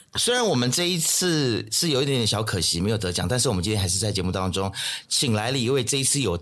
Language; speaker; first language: Chinese; native; Chinese